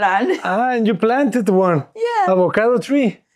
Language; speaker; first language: English; non-native, fluent; Spanish